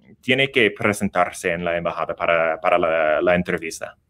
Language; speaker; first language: Spanish; non-native, learner; English